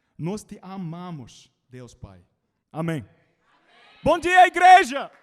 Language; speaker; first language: Portuguese; non-native, learner; English